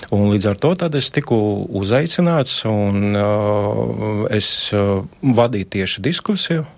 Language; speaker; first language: Latvian; non-native, local second language; Russian